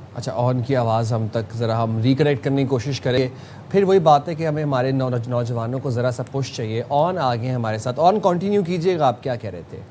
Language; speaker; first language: Urdu; native; Urdu